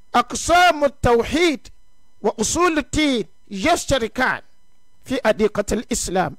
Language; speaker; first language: Arabic; non-native, fluent; Yoruba